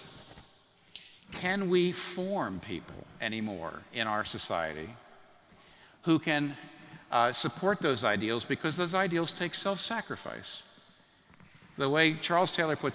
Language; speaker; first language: English; native; English